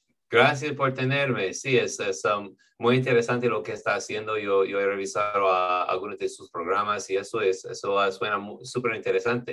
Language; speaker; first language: Spanish; non-native, fluent; English